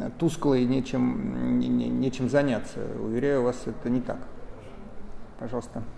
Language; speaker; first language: Russian; native; Russian